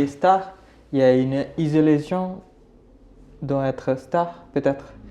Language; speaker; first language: French; non-native, learner; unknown